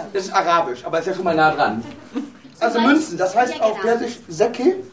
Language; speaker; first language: German; native; German